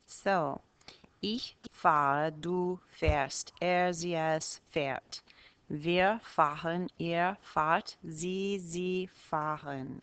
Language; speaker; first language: German; non-native, fluent; English